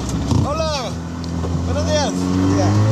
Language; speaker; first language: Spanish; non-native, local second language; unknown